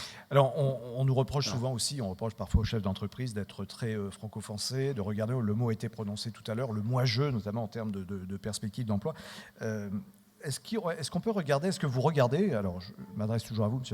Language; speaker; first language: French; native; French